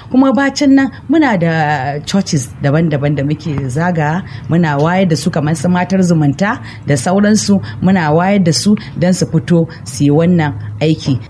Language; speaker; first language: Hausa; non-native, local second language; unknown